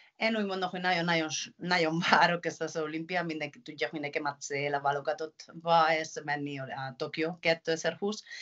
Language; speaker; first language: Hungarian; non-native, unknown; Spanish